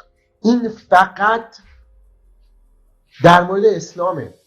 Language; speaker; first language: Persian; native; Persian